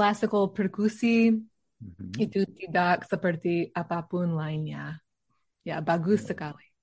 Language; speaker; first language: Indonesian; non-native, learner; English